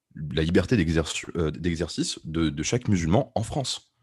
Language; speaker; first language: French; non-native, local second language; Arabic